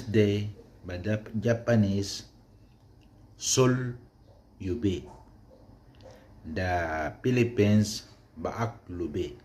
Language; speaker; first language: English; non-native, learner; Filipino